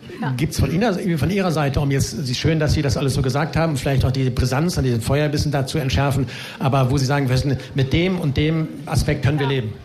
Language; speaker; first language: German; native; German